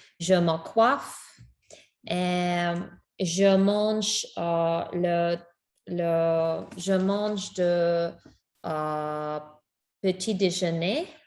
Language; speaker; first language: French; non-native, learner; Spanish